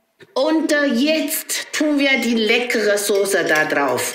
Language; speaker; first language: German; non-native, learner; Chinese